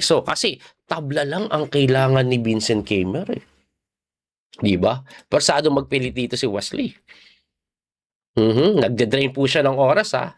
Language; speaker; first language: Filipino; native; Filipino